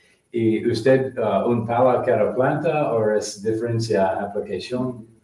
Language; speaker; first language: Spanish; non-native, learner; English